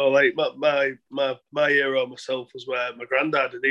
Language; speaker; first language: English; native; English